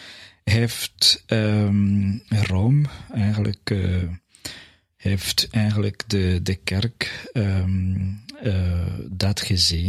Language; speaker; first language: Dutch; non-native, fluent; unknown